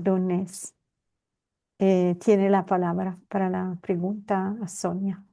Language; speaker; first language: Spanish; non-native, fluent; Italian